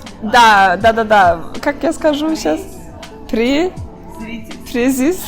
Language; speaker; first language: Russian; early bilingual, heritage; Russian